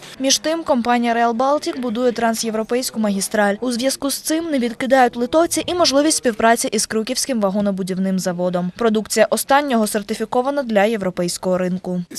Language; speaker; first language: Ukrainian; native; Ukrainian